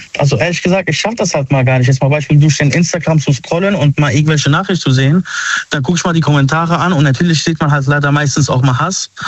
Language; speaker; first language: German; early bilingual, other home language; Arabic